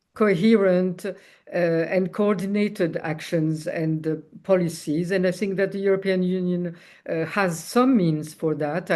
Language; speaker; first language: English; non-native, fluent; Georgian